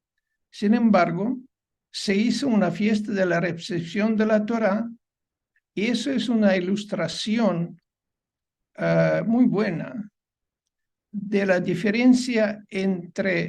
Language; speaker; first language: Spanish; non-native, fluent; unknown